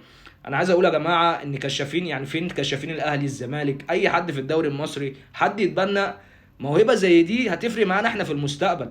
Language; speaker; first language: Arabic; native; Arabic